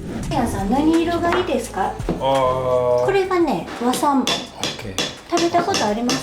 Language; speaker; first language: Japanese; native; Japanese